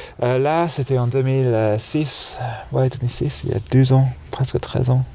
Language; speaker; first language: French; non-native, fluent; English